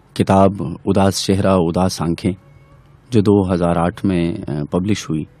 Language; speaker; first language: Urdu; non-native, local second language; Pashto